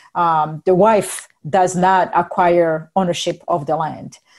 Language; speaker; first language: English; non-native, fluent; Rundi